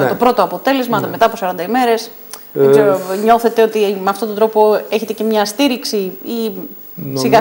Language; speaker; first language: Greek; native; Greek